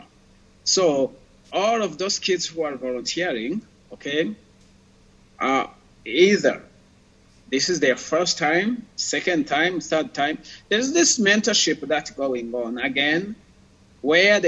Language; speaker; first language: English; non-native, local second language; Kinyarwanda